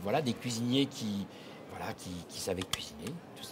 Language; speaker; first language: French; native; French